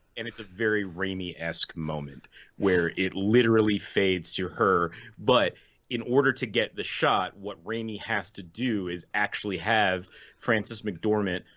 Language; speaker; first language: English; native; English